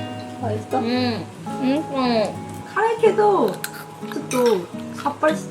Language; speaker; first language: Korean; non-native, learner; Japanese